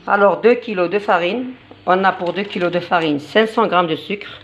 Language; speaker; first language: French; non-native, local second language; Arabic